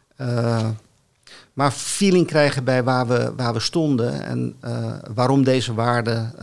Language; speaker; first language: Dutch; native; Dutch